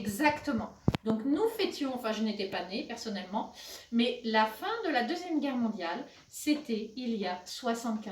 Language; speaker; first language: French; native; French